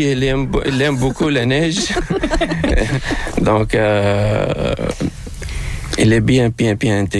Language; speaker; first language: French; non-native, local second language; Arabic